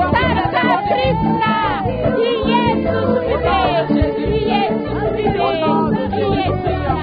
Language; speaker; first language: Swedish; non-native, fluent; French